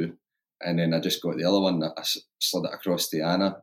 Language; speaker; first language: English; native; English